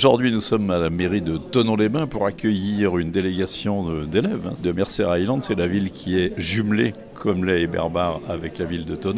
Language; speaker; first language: French; native; French